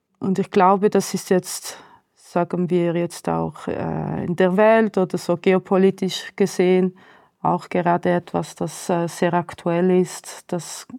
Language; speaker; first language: German; non-native, local second language; Italian